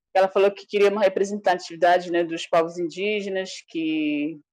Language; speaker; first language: Portuguese; non-native, local second language; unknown